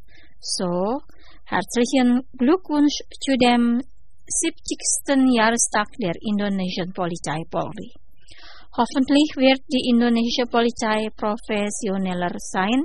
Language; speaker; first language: German; non-native, fluent; Indonesian